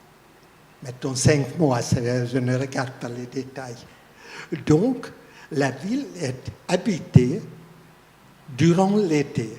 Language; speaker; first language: French; non-native, fluent; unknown